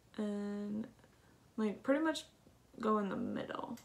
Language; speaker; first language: English; native; English